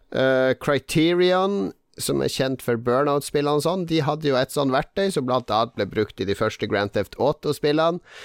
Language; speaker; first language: Norwegian; native; Norwegian